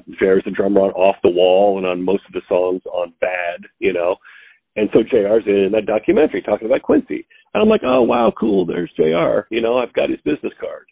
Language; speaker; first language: English; native; English